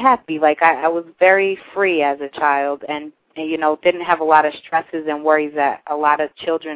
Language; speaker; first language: English; native; English